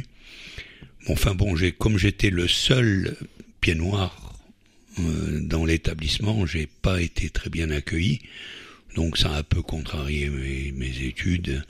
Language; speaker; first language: French; native; French